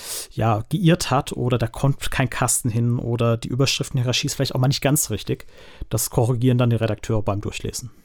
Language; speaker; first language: German; native; German